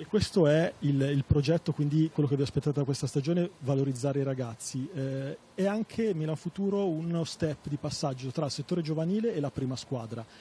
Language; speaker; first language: Italian; native; Italian